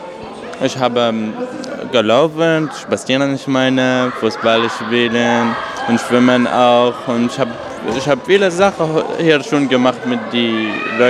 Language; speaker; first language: German; non-native, learner; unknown